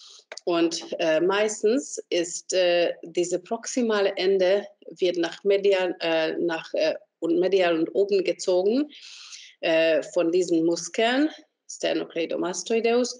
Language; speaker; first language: German; non-native, fluent; Hungarian